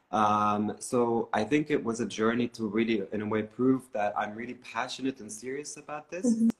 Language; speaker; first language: English; non-native, fluent; Arabic